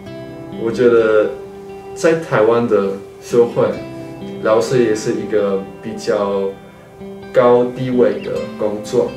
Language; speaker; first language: Chinese; non-native, fluent; German